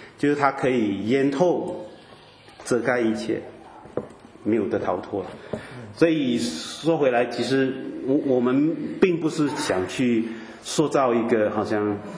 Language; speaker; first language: Chinese; native; Chinese